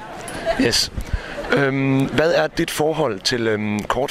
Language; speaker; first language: Danish; native; Danish